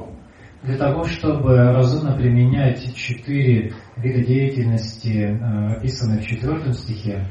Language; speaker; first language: Russian; native; Russian